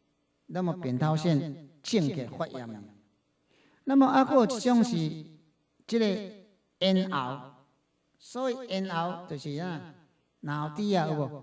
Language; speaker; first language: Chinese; non-native, local second language; Min Nan Chinese